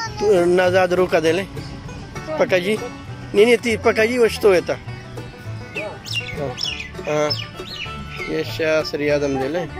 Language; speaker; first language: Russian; non-native, learner; Urdu